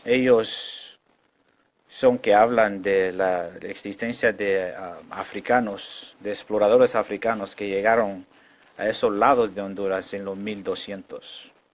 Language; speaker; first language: Spanish; non-native, local second language; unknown